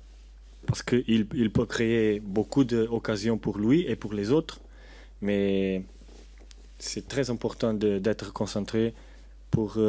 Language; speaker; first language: French; non-native, learner; Portuguese